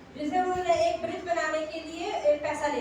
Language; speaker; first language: Hindi; native; Hindi